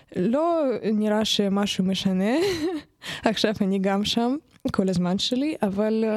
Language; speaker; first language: Hebrew; non-native, fluent; Russian